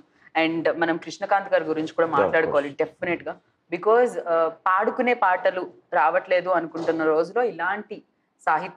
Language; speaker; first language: Telugu; native; Telugu